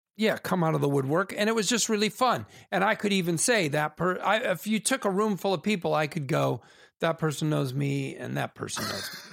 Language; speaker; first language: English; native; English